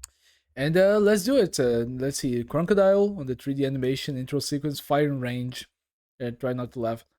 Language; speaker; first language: English; non-native, fluent; Portuguese